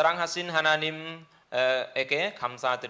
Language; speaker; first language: Korean; non-native, learner; Khmer